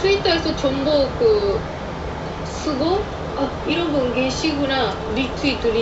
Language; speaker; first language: Korean; non-native, fluent; Japanese